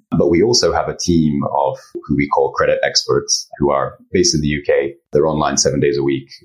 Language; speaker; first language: English; early bilingual, other home language; Japanese